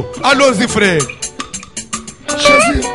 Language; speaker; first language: French; non-native, local second language; Lingala